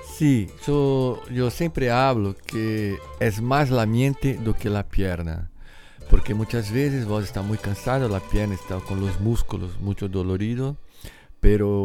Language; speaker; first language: Spanish; non-native, fluent; Portuguese